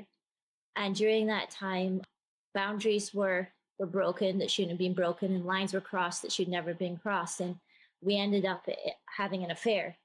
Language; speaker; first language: English; native; English